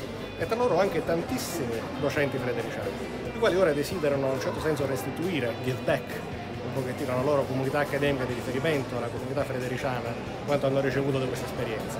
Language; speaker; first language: Italian; native; Italian